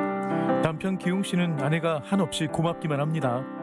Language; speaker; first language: Korean; native; Korean